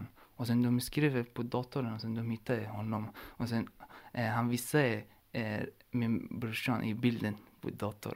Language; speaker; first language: Swedish; non-native, learner; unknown